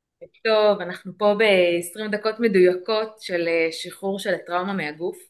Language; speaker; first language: Hebrew; native; Hebrew